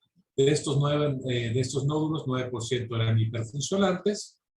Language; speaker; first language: Spanish; native; Spanish